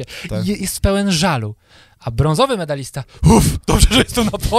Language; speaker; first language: Polish; native; Polish